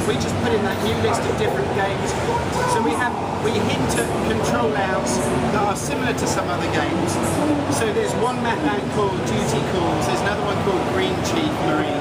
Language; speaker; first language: English; native; English